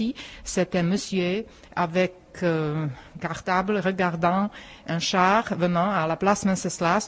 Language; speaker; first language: French; non-native, fluent; Czech